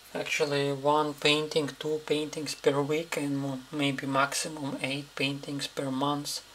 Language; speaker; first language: English; non-native, fluent; Russian